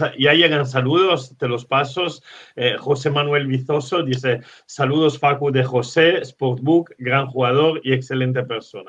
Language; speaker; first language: Spanish; non-native, fluent; Italian